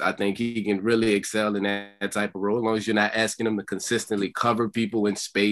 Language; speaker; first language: English; native; English